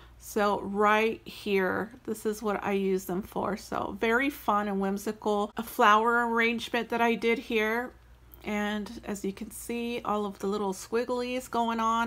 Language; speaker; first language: English; native; English